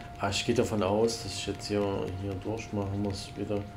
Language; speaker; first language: German; native; German